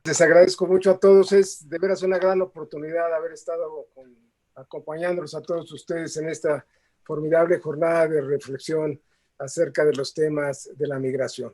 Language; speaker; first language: Spanish; native; Spanish